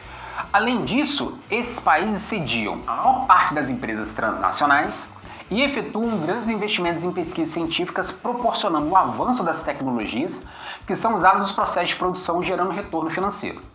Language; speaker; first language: Portuguese; native; Portuguese